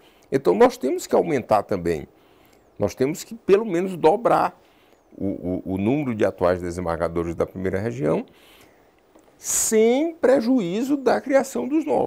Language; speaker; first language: Portuguese; native; Portuguese